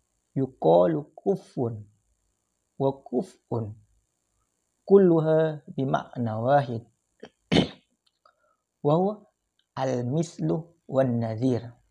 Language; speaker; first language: Arabic; non-native, fluent; Indonesian